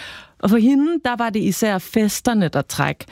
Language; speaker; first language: Danish; native; Danish